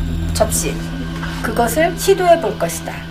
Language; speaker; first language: Korean; native; Korean